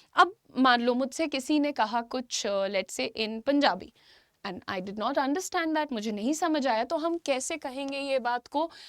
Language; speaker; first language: Hindi; native; Hindi